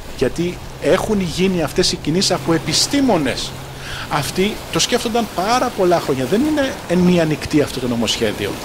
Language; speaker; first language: Greek; early bilingual, heritage; Greek